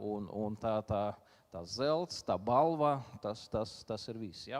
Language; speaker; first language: Latvian; non-native, local second language; Russian